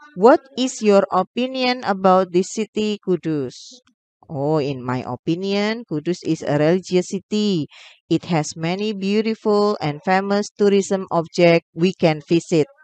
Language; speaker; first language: English; non-native, local second language; Indonesian